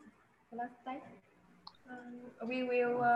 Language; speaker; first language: English; non-native, learner; Vietnamese